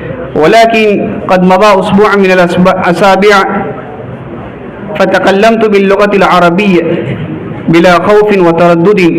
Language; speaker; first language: Arabic; non-native, fluent; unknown